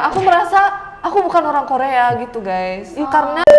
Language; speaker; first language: Indonesian; early bilingual, other home language; Korean